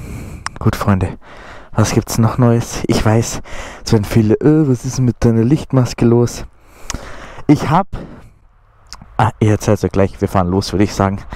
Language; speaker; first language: German; native; German